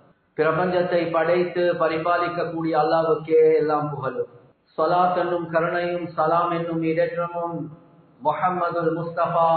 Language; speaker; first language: Tamil; native; Tamil